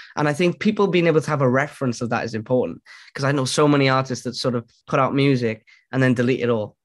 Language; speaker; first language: English; native; English